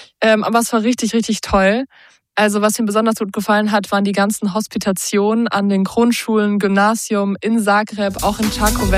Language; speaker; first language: German; native; German